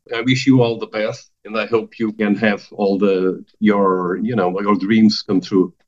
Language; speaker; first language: English; non-native, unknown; Portuguese